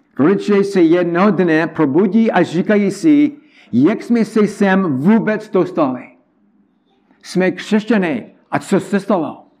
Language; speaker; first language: Czech; non-native, learner; English